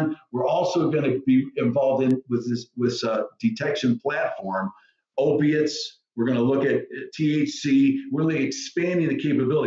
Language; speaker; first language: English; native; English